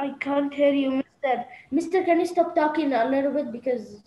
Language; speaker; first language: English; non-native, learner; Arabic